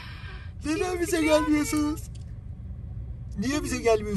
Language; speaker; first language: Turkish; native; Turkish